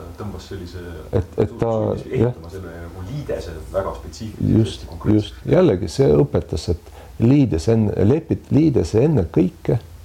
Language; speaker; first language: Estonian; non-native, local second language; Russian